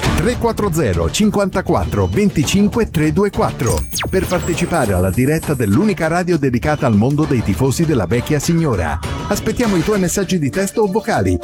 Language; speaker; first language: Italian; native; Italian